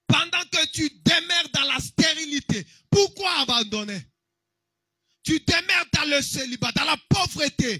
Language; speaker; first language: French; non-native, local second language; Lingala